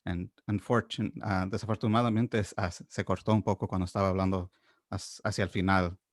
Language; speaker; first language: Spanish; non-native, fluent; English